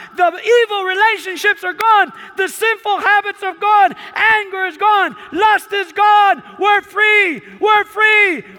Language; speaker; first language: English; non-native, fluent; Spanish